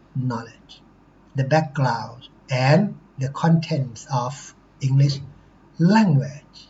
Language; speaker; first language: English; non-native, fluent; Thai